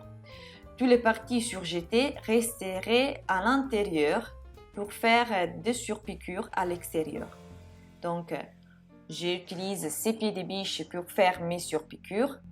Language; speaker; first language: French; non-native, fluent; Italian